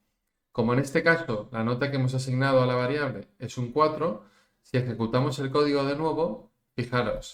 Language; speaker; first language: Spanish; native; Spanish